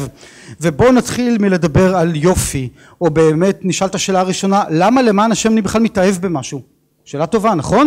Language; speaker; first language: Hebrew; native; Hebrew